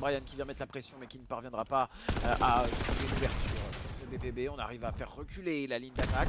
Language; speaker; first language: French; native; French